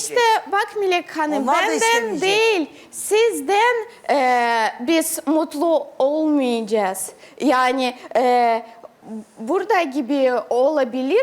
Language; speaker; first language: Turkish; non-native, learner; Russian